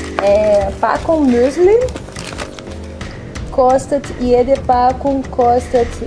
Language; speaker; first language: German; non-native, learner; Portuguese